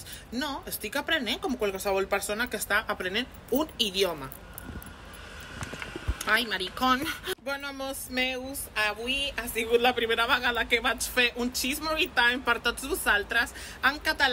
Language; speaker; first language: Catalan; early bilingual, other home language; Spanish